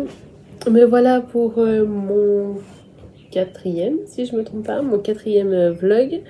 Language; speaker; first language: French; native; French